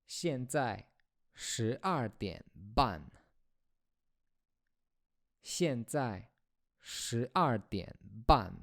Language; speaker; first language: Chinese; non-native, fluent; Polish